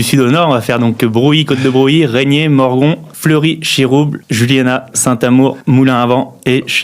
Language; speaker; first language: French; native; French